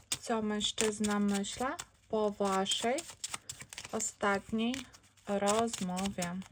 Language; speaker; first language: Polish; non-native, learner; Ukrainian